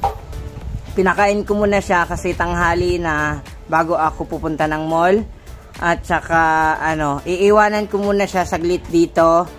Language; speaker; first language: Filipino; native; Filipino